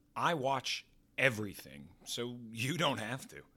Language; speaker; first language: English; native; English